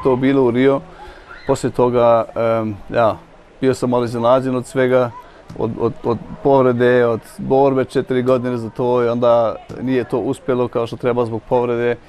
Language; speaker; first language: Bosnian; early bilingual, heritage; Bosnian